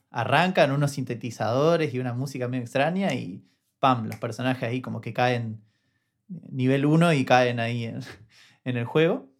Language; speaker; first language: Spanish; native; Spanish